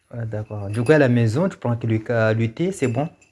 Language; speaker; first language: French; non-native, local second language; Comorian